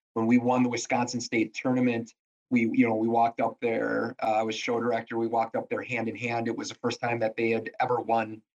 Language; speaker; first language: English; native; English